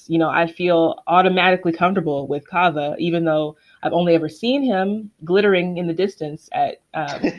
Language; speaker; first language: English; native; English